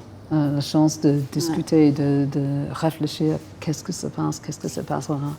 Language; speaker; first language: French; non-native, fluent; English